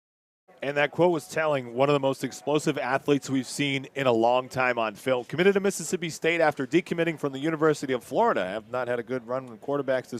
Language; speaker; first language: English; native; English